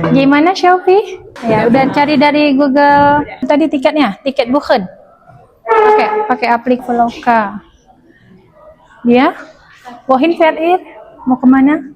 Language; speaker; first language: Indonesian; native; Indonesian